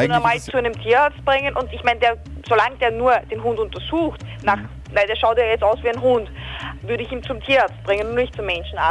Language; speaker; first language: German; native; German